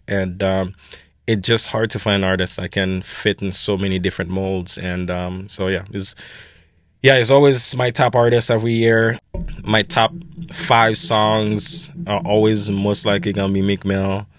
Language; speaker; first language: English; non-native, fluent; Haitian Creole